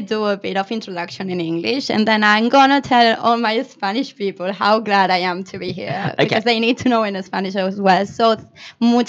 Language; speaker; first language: English; non-native, fluent; Spanish